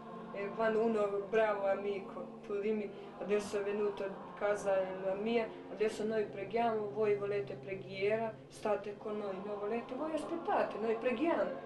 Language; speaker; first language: Italian; non-native, learner; Croatian